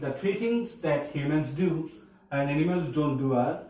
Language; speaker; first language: English; non-native, local second language; Assamese